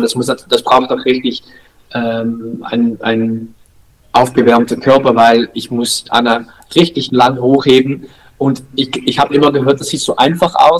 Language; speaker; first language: German; non-native, learner; Dutch